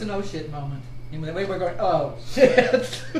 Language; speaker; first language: English; native; English